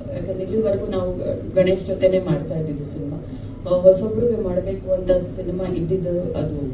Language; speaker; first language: Kannada; non-native, local second language; Tulu